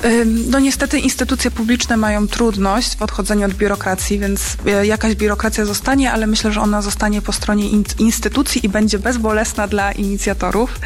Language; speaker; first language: Polish; native; Polish